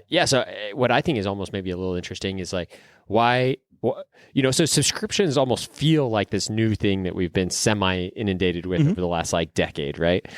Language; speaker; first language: English; native; English